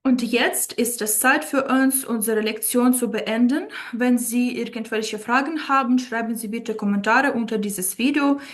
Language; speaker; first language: German; non-native, fluent; Ukrainian